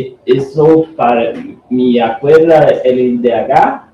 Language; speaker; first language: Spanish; non-native, learner; Portuguese